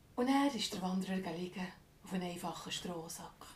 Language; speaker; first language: German; non-native, fluent; English